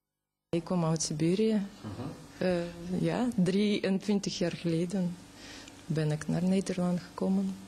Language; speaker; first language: Dutch; non-native, fluent; Russian